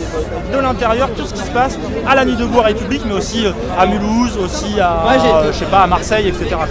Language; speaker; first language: French; native; French